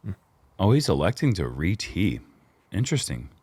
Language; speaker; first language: English; native; English